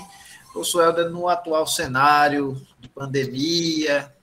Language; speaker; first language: Portuguese; native; Portuguese